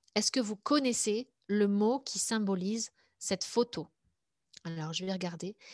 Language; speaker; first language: French; native; French